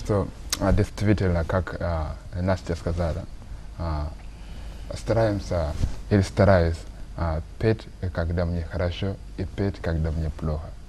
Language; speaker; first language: Russian; non-native, learner; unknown